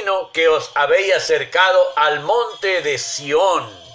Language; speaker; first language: Spanish; native; Spanish